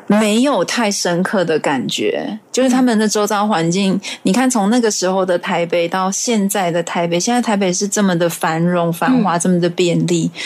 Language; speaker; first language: Chinese; non-native, local second language; Hakka Chinese